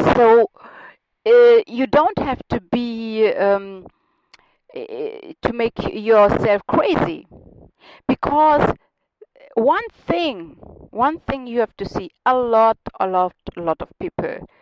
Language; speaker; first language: English; non-native, learner; German